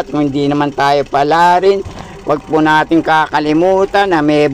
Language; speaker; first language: Filipino; native; Filipino